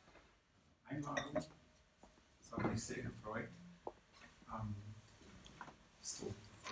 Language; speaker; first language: German; non-native, fluent; English